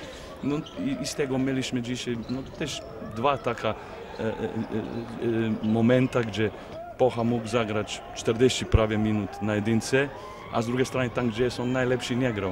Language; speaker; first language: Polish; non-native, fluent; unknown